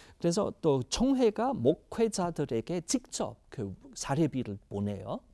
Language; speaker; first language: Korean; non-native, fluent; German